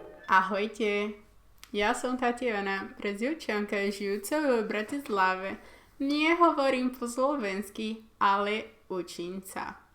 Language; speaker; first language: Slovak; non-native, learner; Portuguese